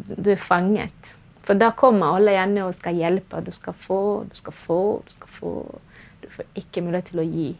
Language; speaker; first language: Norwegian; non-native, fluent; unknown